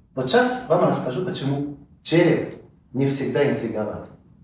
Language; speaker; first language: Russian; non-native, fluent; French